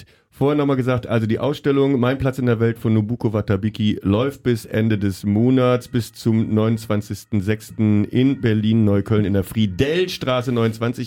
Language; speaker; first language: German; native; German